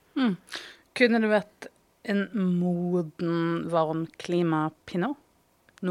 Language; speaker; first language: Norwegian; native; Norwegian